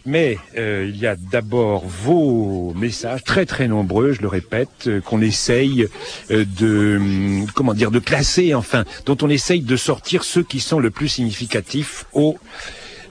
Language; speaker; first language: French; native; French